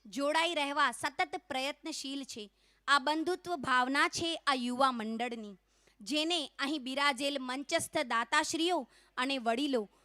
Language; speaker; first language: Gujarati; non-native, local second language; Kachhi